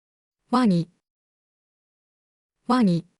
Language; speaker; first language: Japanese; native; Japanese